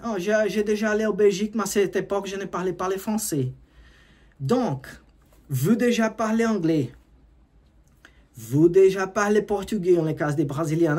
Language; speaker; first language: French; non-native, learner; Portuguese